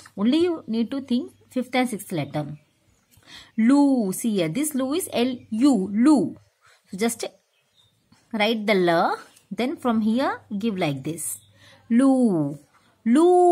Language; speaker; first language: English; non-native, local second language; Tamil